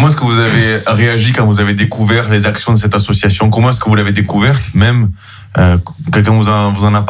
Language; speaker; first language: French; native; French